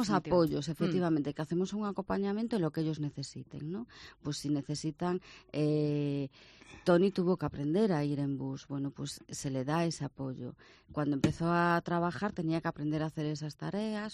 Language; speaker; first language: Spanish; native; Spanish